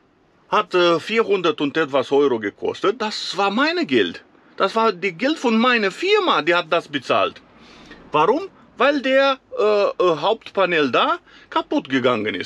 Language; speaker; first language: German; non-native, fluent; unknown